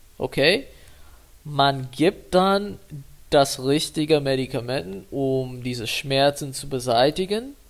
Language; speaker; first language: German; non-native, fluent; English